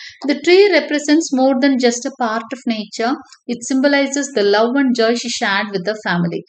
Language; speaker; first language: English; non-native, local second language; Tamil